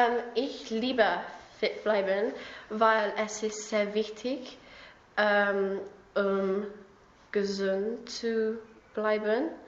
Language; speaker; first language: German; non-native, learner; English